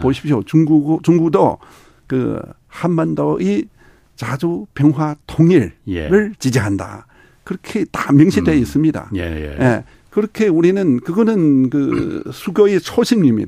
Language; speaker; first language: Korean; non-native, fluent; Chinese